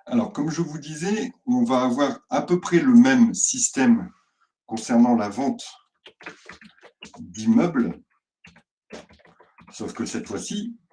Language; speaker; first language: French; native; French